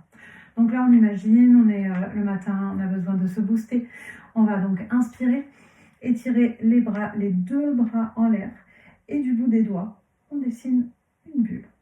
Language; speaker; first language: French; native; French